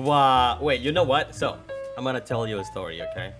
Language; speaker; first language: English; non-native, fluent; Indonesian